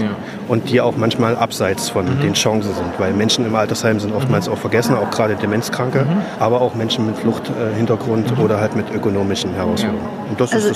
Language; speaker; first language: German; native; German